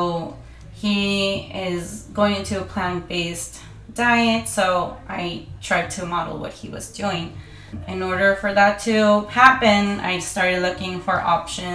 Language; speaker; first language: English; non-native, fluent; Spanish